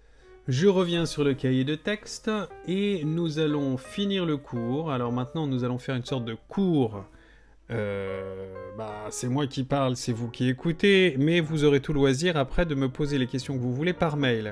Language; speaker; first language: French; native; French